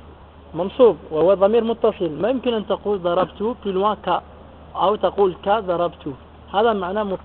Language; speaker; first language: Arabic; non-native, fluent; French